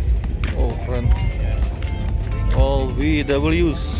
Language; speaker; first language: English; non-native, learner; Indonesian